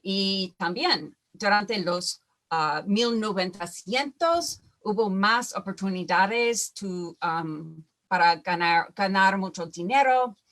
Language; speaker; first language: Spanish; non-native, fluent; English